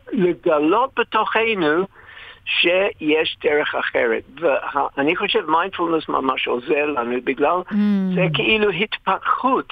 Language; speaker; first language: Hebrew; non-native, fluent; English